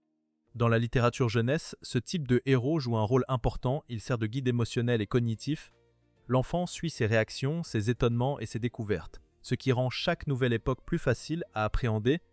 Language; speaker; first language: French; native; French